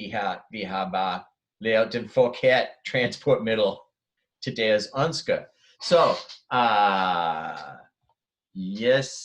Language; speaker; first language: Danish; non-native, fluent; English